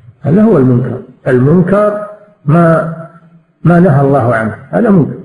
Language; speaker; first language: Arabic; native; Arabic